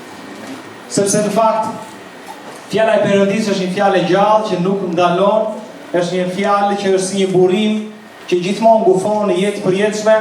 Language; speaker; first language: Albanian; native; Albanian